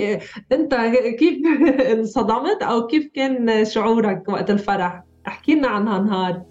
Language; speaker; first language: Arabic; native; Arabic